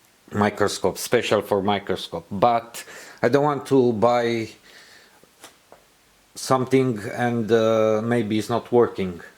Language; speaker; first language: English; non-native, learner; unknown